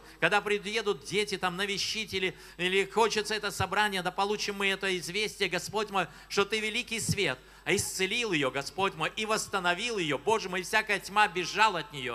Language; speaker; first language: Russian; native; Russian